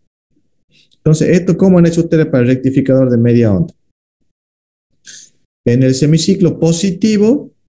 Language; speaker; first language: Spanish; native; Spanish